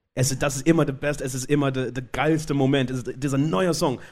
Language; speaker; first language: German; non-native, learner; Shona